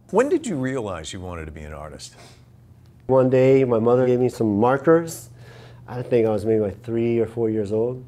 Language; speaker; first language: English; native; English